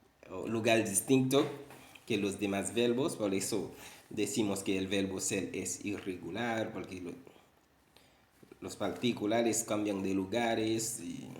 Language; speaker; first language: Spanish; non-native, fluent; Haitian Creole